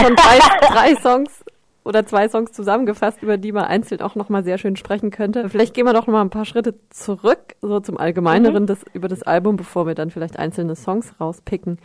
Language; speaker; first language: German; native; German